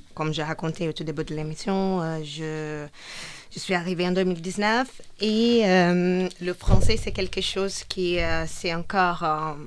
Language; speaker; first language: French; non-native, fluent; Portuguese